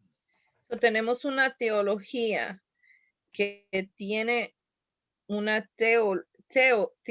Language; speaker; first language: Spanish; early bilingual, heritage; Spanish